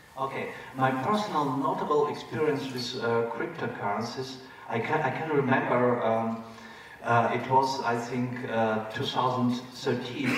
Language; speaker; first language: English; non-native, fluent; German